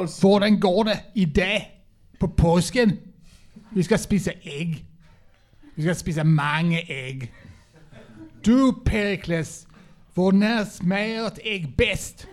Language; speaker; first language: Danish; non-native, learner; Swedish